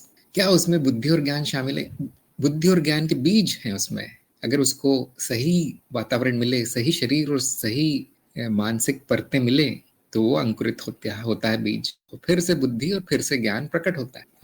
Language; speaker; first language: Hindi; native; Hindi